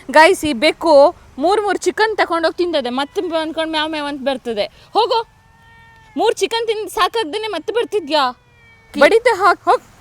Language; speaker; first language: Kannada; native; Kannada